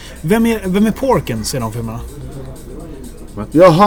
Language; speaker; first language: Swedish; native; Swedish